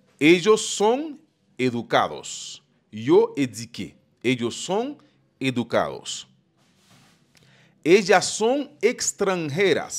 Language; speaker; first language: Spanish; non-native, fluent; Haitian Creole